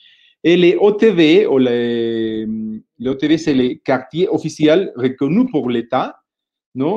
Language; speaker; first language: French; non-native, fluent; Spanish